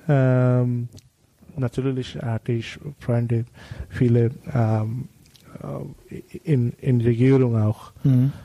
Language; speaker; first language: German; non-native, learner; Bangla